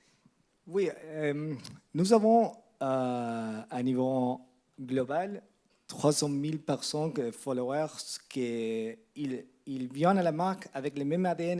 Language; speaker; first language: French; non-native, learner; Spanish